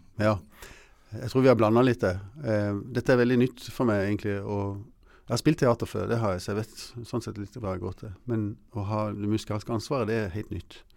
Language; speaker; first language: Norwegian; early bilingual, other home language; English